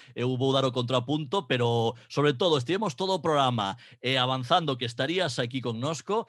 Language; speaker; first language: Galician; native; Galician